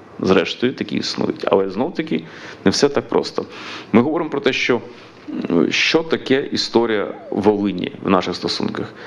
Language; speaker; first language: Ukrainian; native; Ukrainian